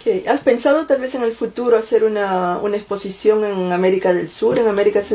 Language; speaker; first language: Spanish; native; Spanish